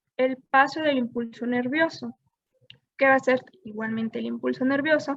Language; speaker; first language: Spanish; native; Spanish